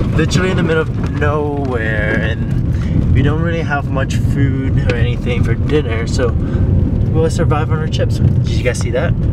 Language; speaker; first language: English; native; English